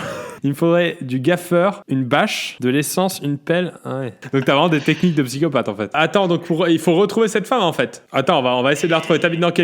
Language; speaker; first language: French; native; French